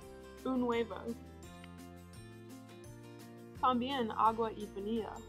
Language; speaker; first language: Spanish; non-native, learner; English